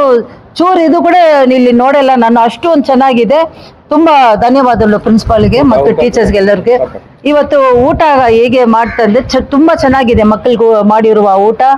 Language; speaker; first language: Kannada; non-native, local second language; Tamil